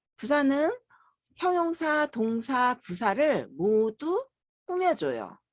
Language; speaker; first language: Korean; native; Korean